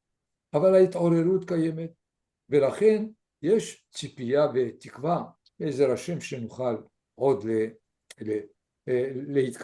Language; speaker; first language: Hebrew; non-native, fluent; French